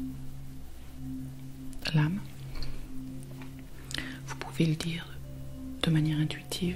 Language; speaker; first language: French; native; French